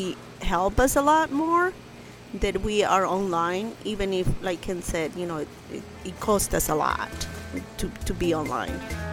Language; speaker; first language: English; non-native, fluent; Spanish